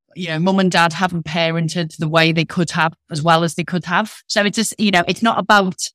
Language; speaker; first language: English; native; English